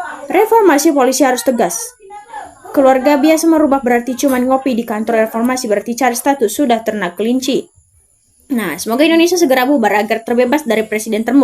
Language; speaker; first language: Indonesian; native; Indonesian